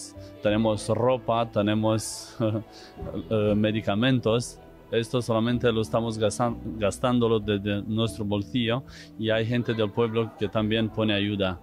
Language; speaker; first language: Spanish; non-native, fluent; Romanian